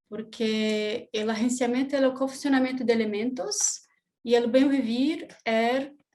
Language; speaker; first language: Spanish; non-native, learner; Portuguese